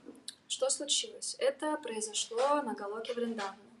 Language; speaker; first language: Russian; native; Russian